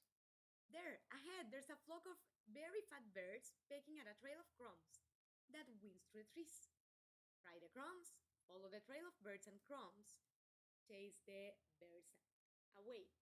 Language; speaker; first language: English; non-native, fluent; Spanish